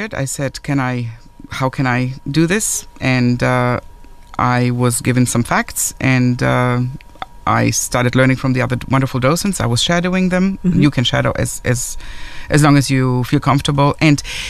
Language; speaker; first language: English; non-native, fluent; German